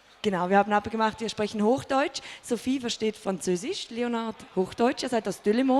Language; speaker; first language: German; native; German